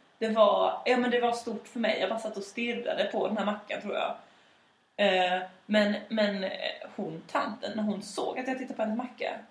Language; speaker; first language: Swedish; native; Swedish